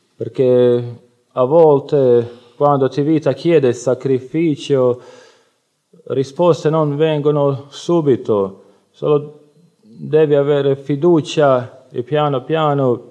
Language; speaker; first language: Italian; non-native, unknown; Bosnian